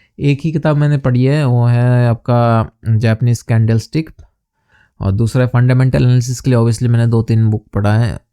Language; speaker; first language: Hindi; non-native, local second language; Bangla